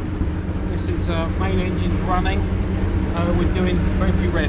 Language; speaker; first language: English; native; English